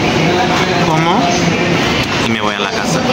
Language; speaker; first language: Spanish; non-native, fluent; Portuguese